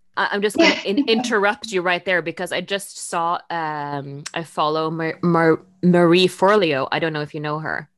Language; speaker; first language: English; non-native, fluent; Norwegian